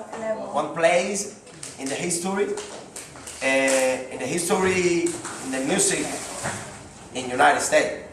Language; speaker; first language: English; non-native, learner; Spanish